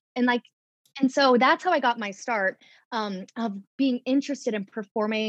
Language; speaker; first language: English; native; English